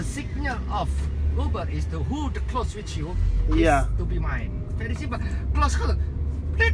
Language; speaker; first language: English; non-native, learner; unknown